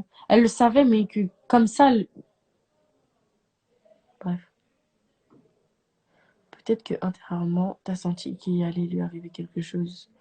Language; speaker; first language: French; native; French